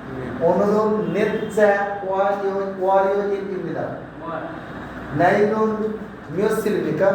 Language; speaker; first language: Korean; non-native, learner; Bangla